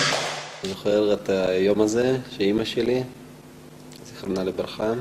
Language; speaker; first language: Hebrew; non-native, fluent; Russian